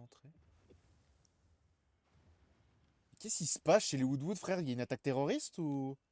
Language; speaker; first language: French; native; French